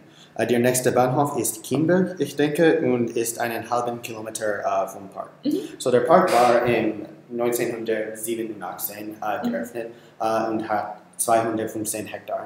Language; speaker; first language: German; non-native, learner; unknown